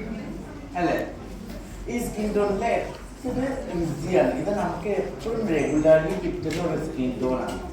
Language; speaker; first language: Malayalam; non-native, local second language; Assamese